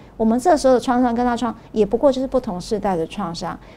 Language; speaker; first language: Chinese; non-native, local second language; Min Nan Chinese